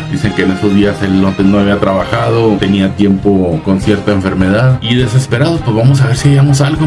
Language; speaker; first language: Spanish; native; Spanish